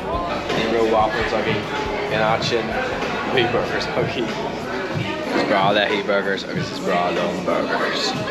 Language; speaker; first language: Irish; non-native, local second language; English